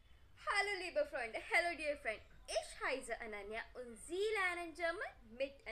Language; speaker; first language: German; non-native, fluent; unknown